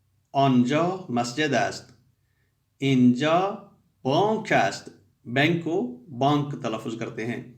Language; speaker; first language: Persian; non-native, fluent; Urdu